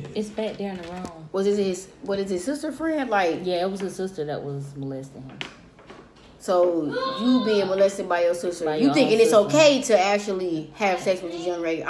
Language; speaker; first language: English; native; English